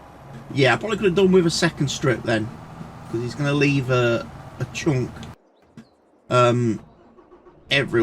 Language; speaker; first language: English; native; English